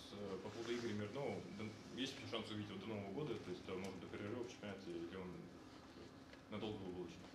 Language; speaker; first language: Russian; native; Russian